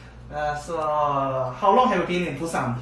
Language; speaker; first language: English; non-native, learner; Korean